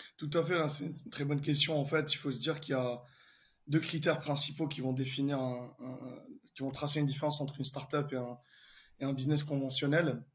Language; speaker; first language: French; non-native, local second language; Arabic